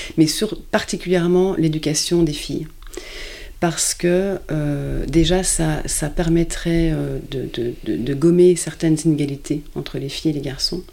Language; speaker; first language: French; native; French